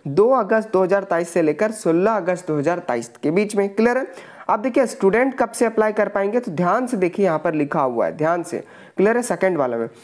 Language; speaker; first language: Hindi; native; Hindi